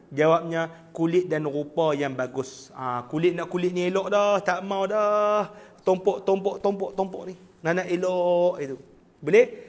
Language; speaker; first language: Malay; native; Malay